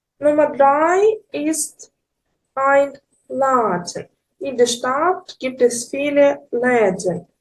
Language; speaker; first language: German; non-native, learner; Ukrainian